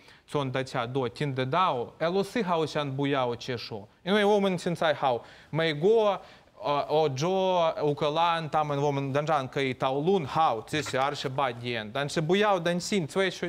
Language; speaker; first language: Chinese; non-native, fluent; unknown